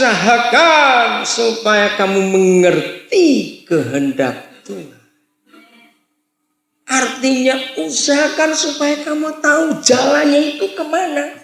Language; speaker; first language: Indonesian; native; Indonesian